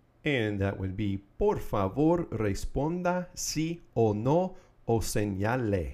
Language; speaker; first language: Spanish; non-native, fluent; English